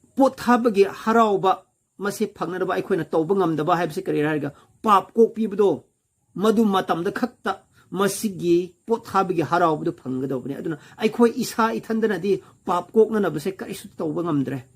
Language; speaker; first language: Manipuri; non-native, local second language; Rongmei Naga